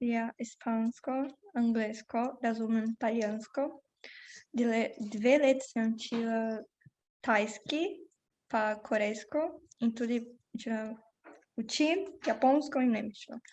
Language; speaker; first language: Slovenian; non-native, learner; Portuguese